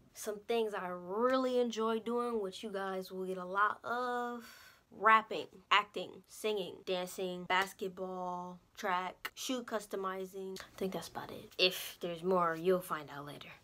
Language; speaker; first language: English; native; English